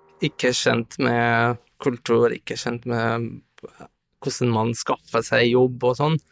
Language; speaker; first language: Norwegian; non-native, fluent; Arabic